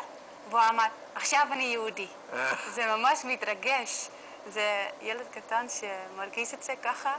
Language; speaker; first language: Hebrew; non-native, learner; Dutch